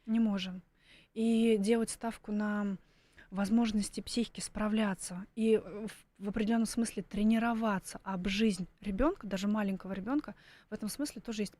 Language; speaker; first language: Russian; native; Russian